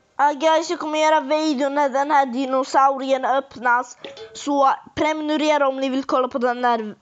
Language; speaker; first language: Swedish; early bilingual, other home language; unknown